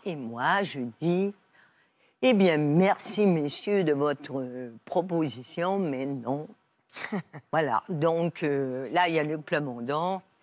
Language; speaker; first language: French; native; French